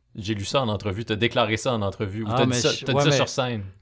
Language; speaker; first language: French; native; French